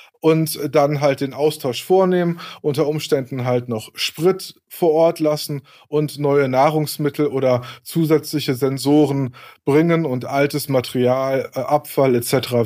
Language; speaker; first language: German; native; German